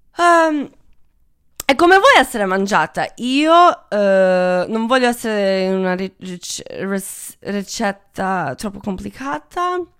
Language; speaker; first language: Italian; non-native, fluent; Croatian